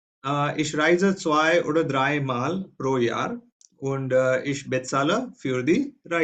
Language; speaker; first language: German; non-native, fluent; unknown